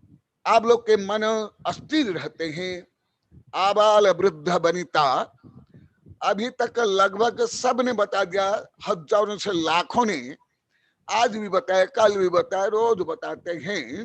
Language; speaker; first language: Hindi; native; Hindi